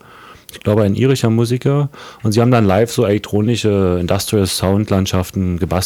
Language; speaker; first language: German; native; German